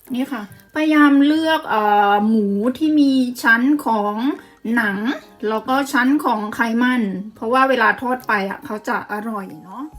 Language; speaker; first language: Thai; native; Thai